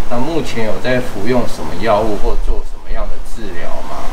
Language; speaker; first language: Chinese; native; Chinese